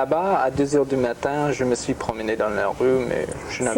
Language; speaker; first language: French; non-native, fluent; English